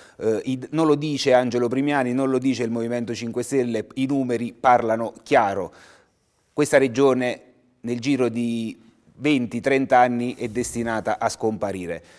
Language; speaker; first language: Italian; native; Italian